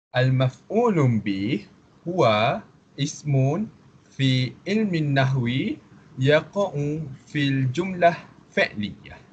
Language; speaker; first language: Arabic; non-native, fluent; Malay